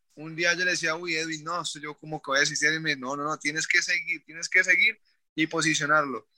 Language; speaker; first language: Spanish; native; Spanish